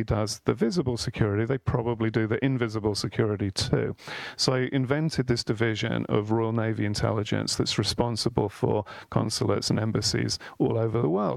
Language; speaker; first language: English; native; English